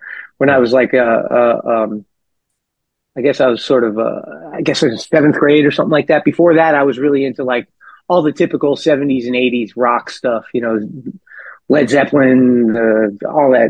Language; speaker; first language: English; native; English